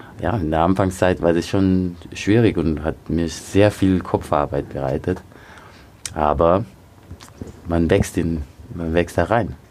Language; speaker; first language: German; early bilingual, other home language; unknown